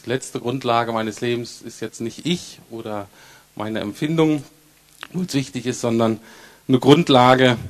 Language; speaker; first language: German; native; German